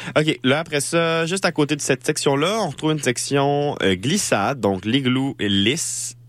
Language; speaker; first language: French; native; French